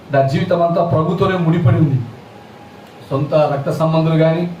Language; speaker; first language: Telugu; non-native, local second language; Lambadi